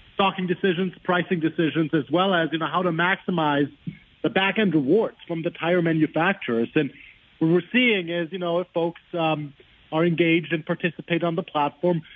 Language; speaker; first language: English; non-native, fluent; German